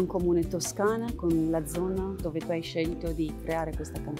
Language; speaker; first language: Italian; non-native, fluent; Romanian